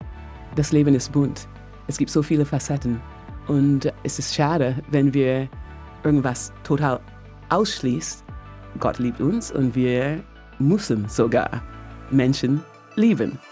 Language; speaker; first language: German; non-native, fluent; English